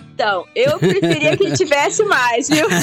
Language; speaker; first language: Portuguese; native; Portuguese